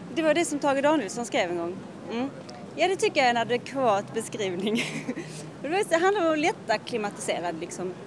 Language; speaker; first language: Swedish; native; Swedish